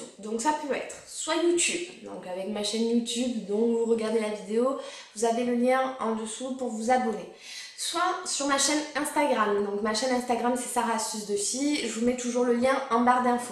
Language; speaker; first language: French; native; French